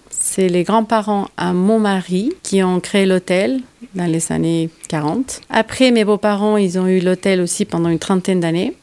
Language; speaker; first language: French; non-native, fluent; Spanish